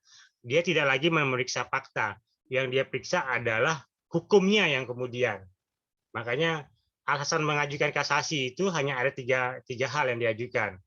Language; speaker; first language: Indonesian; native; Indonesian